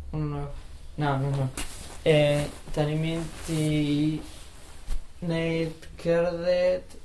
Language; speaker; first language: Welsh; non-native, learner; Spanish